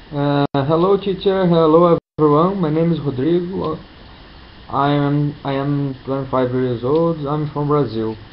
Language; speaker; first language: English; non-native, learner; Portuguese